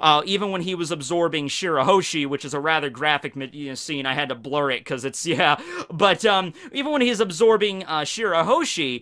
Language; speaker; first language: English; native; English